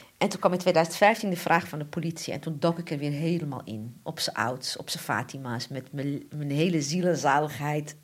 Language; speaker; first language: Dutch; early bilingual, other home language; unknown